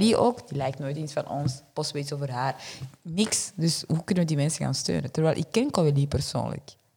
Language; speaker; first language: Dutch; early bilingual, other home language; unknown